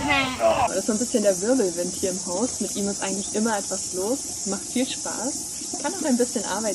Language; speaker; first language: German; native; German